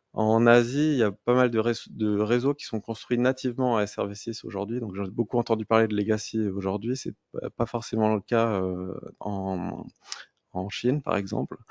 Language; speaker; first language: French; native; French